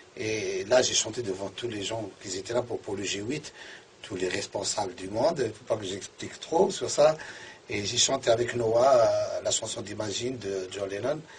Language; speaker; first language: French; non-native, local second language; Arabic